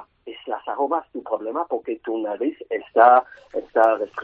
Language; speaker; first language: Spanish; non-native, learner; French